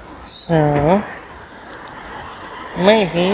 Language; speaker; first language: English; non-native, fluent; German